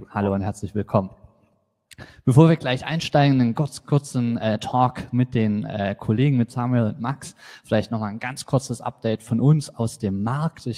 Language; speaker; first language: German; native; German